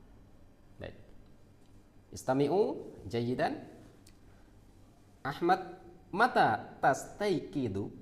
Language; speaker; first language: Arabic; non-native, fluent; Indonesian